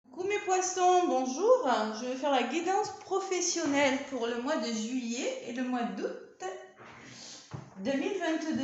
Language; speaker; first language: French; native; French